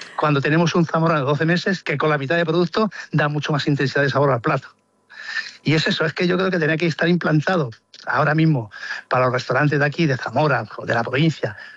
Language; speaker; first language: Spanish; native; Spanish